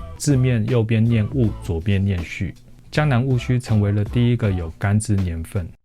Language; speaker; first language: Chinese; native; Chinese